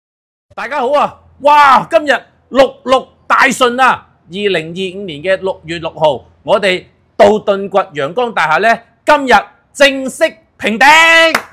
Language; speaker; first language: Cantonese; native; Cantonese